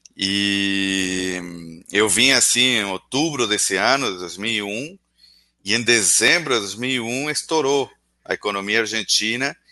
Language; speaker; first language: Portuguese; non-native, fluent; Spanish